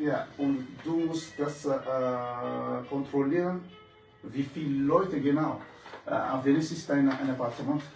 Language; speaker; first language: German; non-native, fluent; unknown